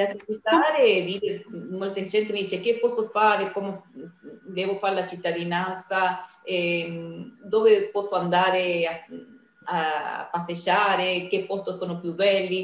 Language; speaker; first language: Italian; non-native, fluent; Spanish